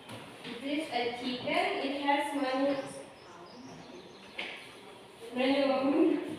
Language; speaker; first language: English; non-native, learner; Indonesian